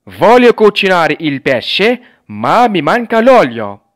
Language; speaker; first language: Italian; non-native, fluent; Arabic